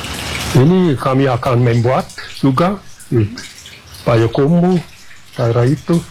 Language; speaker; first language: Indonesian; non-native, fluent; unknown